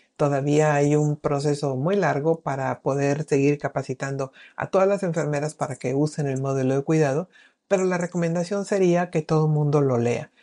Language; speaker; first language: Spanish; native; Spanish